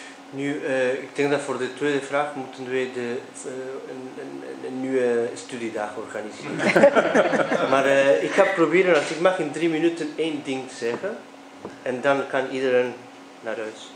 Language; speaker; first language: Dutch; non-native, fluent; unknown